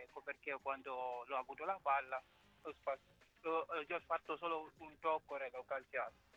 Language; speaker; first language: Italian; non-native, fluent; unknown